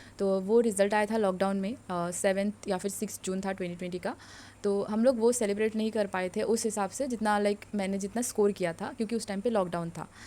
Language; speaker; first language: Hindi; non-native, local second language; Assamese